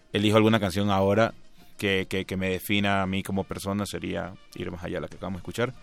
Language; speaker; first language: Spanish; native; Spanish